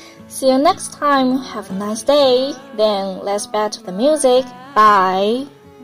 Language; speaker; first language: English; non-native, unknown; Chinese